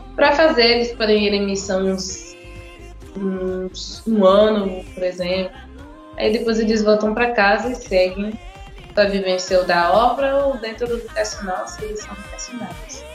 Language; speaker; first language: Portuguese; non-native, fluent; English